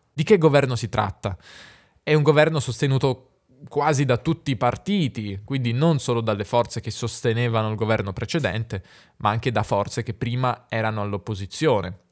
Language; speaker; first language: Italian; native; Italian